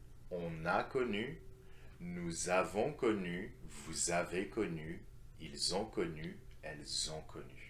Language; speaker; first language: French; non-native, fluent; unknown